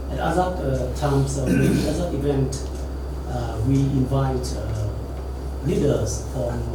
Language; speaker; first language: English; non-native, learner; Vietnamese